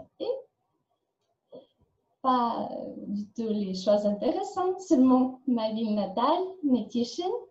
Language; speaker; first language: French; non-native, learner; Ukrainian